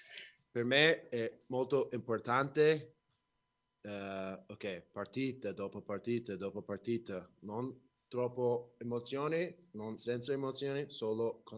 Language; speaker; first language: Italian; non-native, learner; English